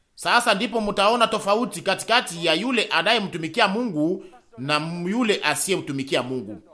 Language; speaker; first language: Swahili; native; Swahili